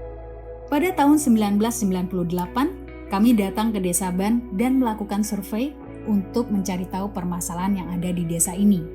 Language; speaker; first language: Indonesian; native; Indonesian